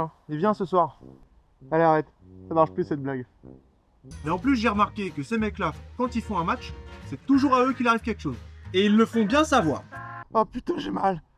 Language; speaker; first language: French; native; French